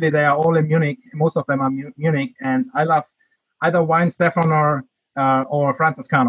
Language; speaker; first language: English; non-native, fluent; German